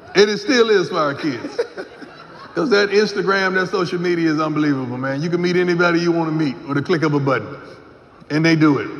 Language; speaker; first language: English; native; English